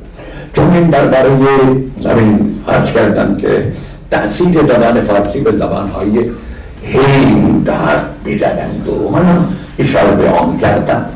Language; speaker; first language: Persian; non-native, fluent; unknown